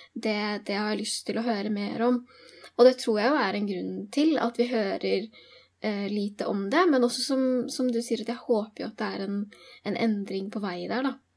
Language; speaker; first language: Norwegian; native; Norwegian